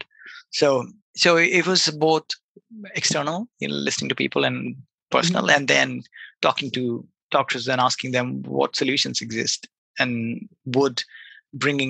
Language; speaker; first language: English; non-native, local second language; Bangla